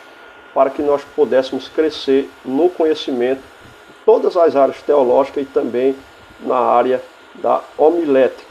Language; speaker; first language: Portuguese; native; Portuguese